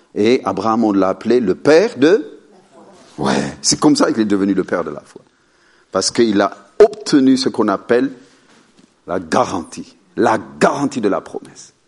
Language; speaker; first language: French; non-native, fluent; Amharic